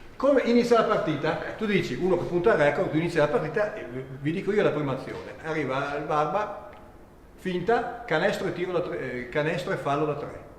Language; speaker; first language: Italian; native; Italian